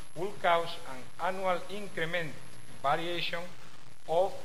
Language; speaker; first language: English; non-native, learner; Spanish